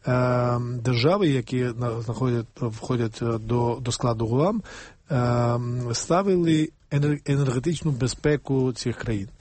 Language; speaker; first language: Ukrainian; non-native, fluent; Georgian